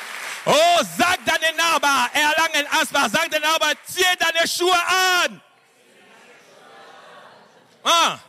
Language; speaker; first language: German; non-native, fluent; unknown